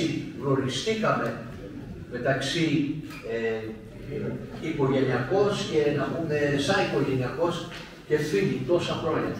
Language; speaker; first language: Greek; early bilingual, heritage; Greek